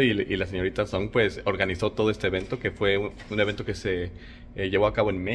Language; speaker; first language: Spanish; native; Spanish